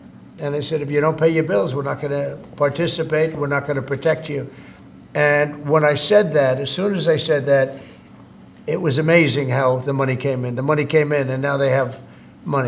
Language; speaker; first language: English; native; English